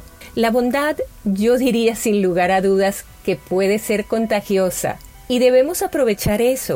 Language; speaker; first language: Spanish; native; Spanish